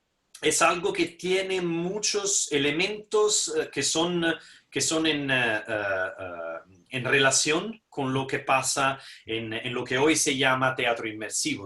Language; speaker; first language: Spanish; non-native, fluent; Italian